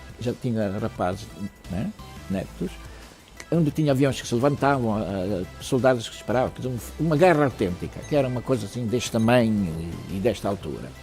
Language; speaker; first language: Portuguese; early bilingual, other home language; Italian